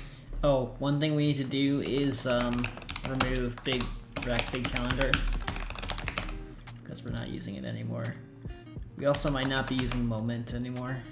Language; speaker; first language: English; native; English